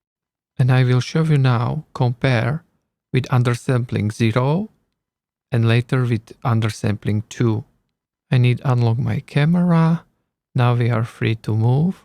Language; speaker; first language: English; non-native, learner; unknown